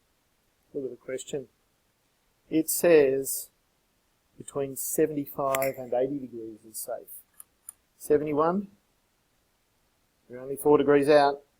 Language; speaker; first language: English; native; English